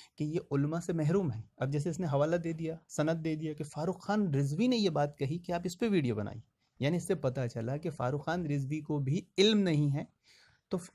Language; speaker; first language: Urdu; native; Urdu